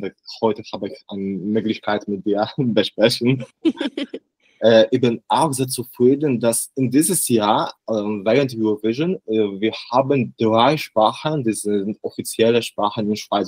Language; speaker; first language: German; non-native, learner; Polish